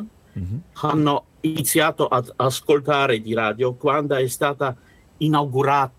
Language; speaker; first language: Italian; non-native, learner; Russian